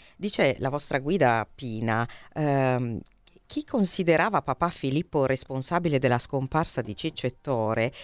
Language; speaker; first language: Italian; native; Italian